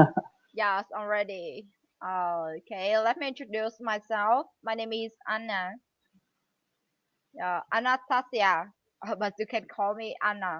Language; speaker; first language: English; non-native, learner; Vietnamese